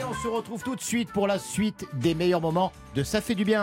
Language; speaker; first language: French; native; French